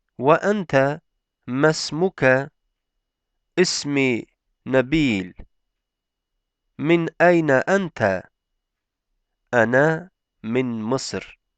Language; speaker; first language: Arabic; non-native, fluent; Turkish